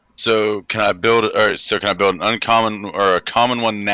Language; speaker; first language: English; native; English